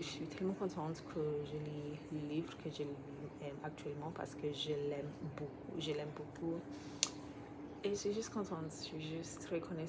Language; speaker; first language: French; non-native, learner; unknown